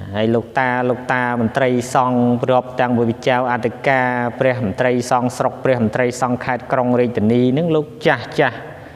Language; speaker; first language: Khmer; native; Khmer